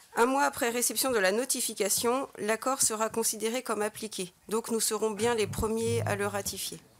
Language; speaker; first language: French; native; French